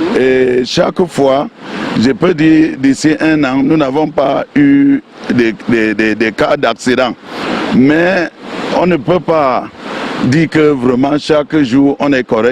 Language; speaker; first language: French; non-native, local second language; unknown